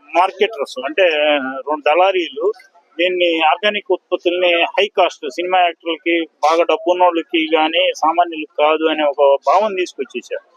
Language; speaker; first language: Telugu; native; Telugu